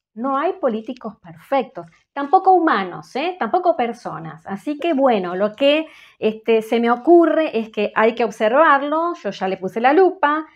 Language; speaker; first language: Spanish; native; Spanish